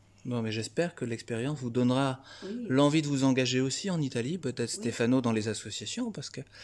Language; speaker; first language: French; native; French